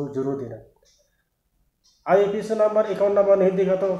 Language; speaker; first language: Hindi; non-native, local second language; Bodo